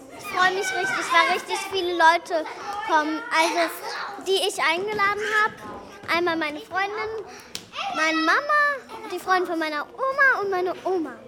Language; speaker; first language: German; early bilingual, other home language; Arabic